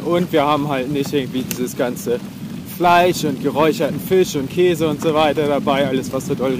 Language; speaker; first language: German; native; German